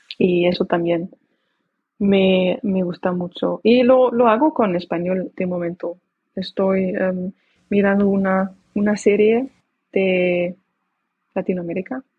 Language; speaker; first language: Spanish; non-native, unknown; Dutch